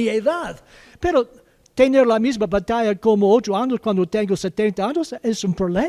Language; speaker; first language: Spanish; non-native, learner; English